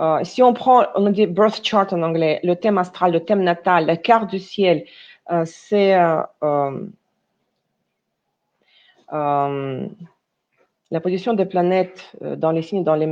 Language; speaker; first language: French; non-native, fluent; Russian